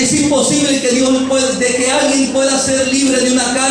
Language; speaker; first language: Spanish; native; Spanish